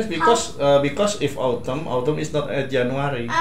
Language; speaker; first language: English; non-native, learner; Indonesian